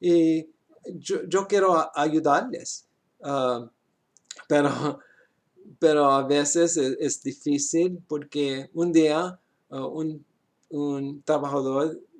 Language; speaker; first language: Spanish; non-native, learner; English